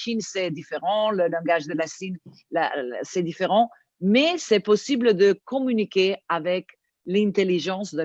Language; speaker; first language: French; non-native, learner; Italian